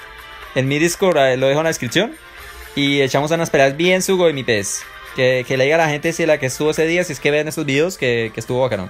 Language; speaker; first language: Spanish; native; Spanish